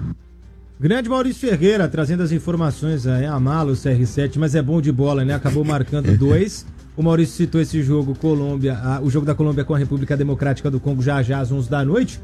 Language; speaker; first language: Portuguese; native; Portuguese